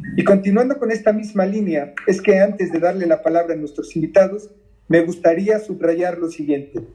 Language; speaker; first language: Spanish; native; Spanish